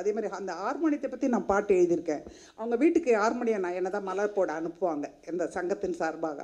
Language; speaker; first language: Tamil; native; Tamil